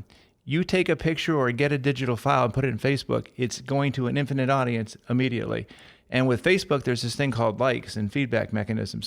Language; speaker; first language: English; native; English